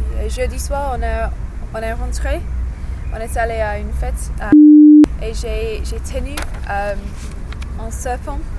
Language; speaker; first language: French; non-native, learner; English